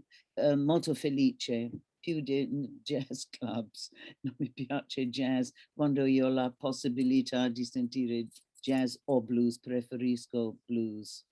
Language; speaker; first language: Italian; non-native, learner; English